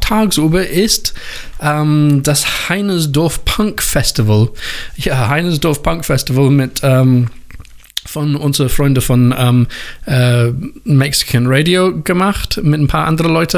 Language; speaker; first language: German; non-native, learner; English